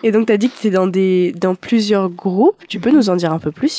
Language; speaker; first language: French; native; French